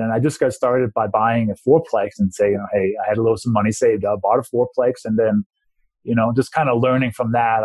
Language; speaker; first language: English; non-native, fluent; Danish